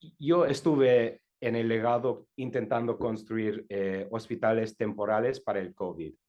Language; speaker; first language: Spanish; non-native, learner; English